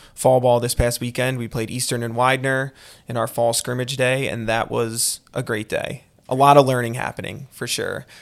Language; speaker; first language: English; native; English